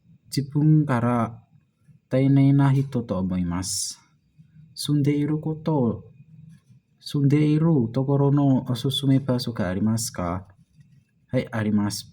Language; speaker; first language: Japanese; non-native, learner; Indonesian